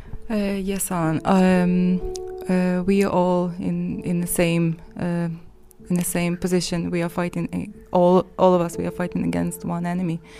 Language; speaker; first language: English; non-native, fluent; Ukrainian